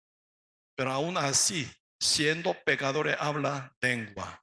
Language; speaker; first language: Spanish; non-native, learner; Korean